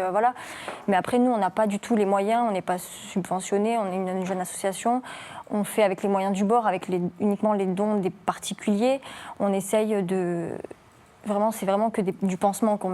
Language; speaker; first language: French; native; French